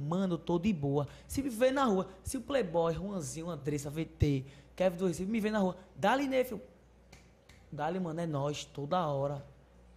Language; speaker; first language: Portuguese; native; Portuguese